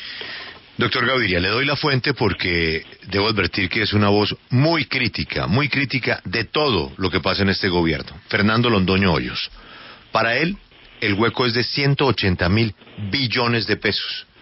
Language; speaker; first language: Spanish; native; Spanish